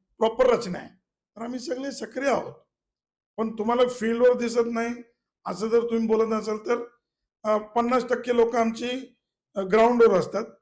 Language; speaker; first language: Marathi; non-native, local second language; Malayalam